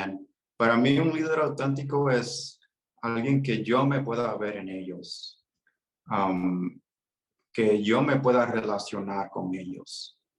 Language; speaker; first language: Spanish; early bilingual, heritage; Spanish